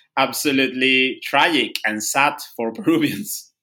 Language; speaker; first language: English; non-native, fluent; Spanish